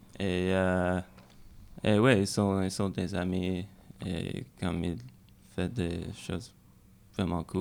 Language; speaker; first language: French; non-native, learner; English